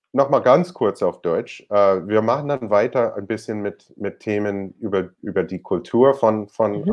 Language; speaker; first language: German; non-native, fluent; English